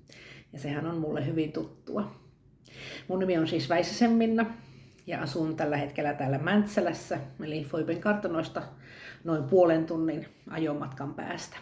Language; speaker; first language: Finnish; native; Finnish